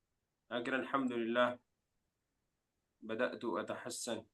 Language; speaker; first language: Arabic; non-native, fluent; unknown